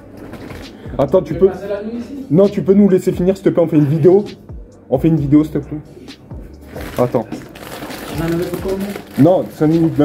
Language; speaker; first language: French; native; French